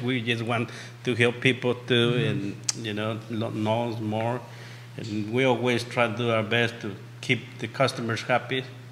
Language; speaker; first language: English; non-native, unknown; Spanish